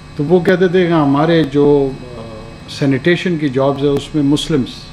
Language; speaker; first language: Urdu; non-native, local second language; Pashto